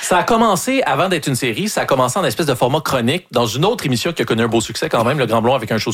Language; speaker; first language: French; native; French